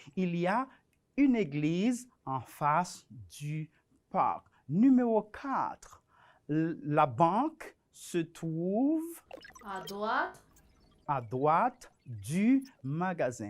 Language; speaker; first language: French; non-native, fluent; Spanish